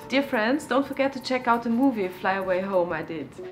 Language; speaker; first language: English; non-native, fluent; German